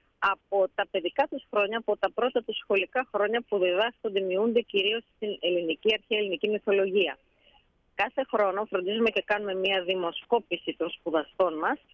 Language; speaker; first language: Greek; native; Greek